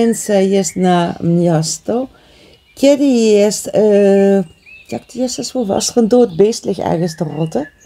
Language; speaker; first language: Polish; non-native, learner; Dutch